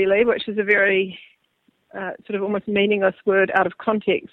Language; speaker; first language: English; native; English